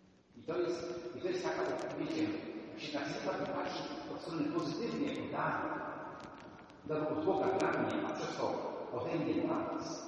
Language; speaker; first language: Polish; native; Polish